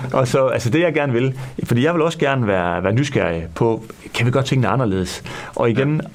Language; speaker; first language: Danish; native; Danish